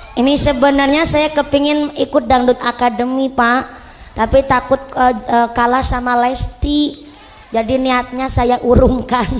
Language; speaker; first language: Indonesian; non-native, local second language; Javanese